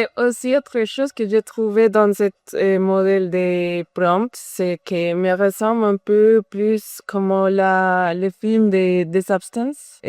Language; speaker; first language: French; non-native, learner; Spanish